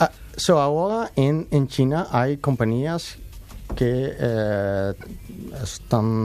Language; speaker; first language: Spanish; non-native, learner; Dutch